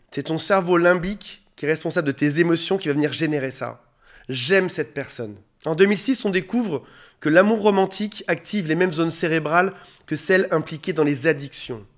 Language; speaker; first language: French; native; French